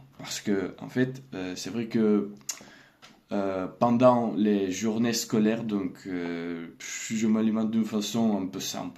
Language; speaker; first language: French; non-native, learner; Russian